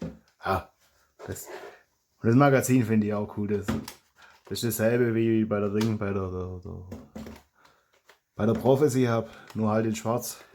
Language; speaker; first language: German; native; German